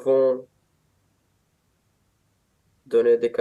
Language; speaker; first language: French; non-native, learner; Romanian